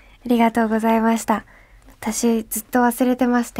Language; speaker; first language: Japanese; native; Japanese